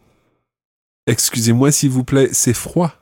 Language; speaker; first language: French; non-native, fluent; English